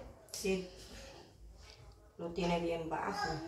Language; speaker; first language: Spanish; native; Spanish